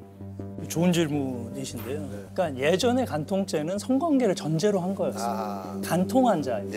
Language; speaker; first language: Korean; native; Korean